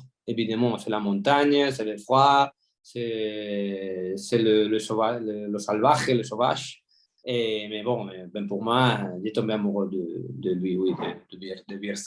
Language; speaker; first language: French; non-native, fluent; Spanish